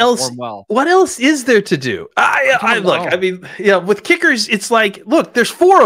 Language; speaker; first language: English; native; English